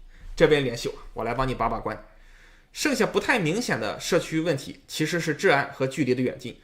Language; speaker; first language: Chinese; native; Chinese